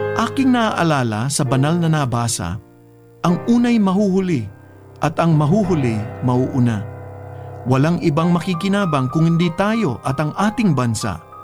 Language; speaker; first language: Filipino; non-native, local second language; Bikol